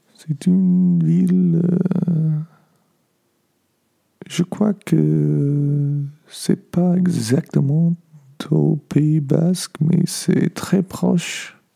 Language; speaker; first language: French; non-native, learner; English